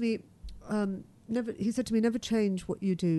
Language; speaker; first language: English; native; English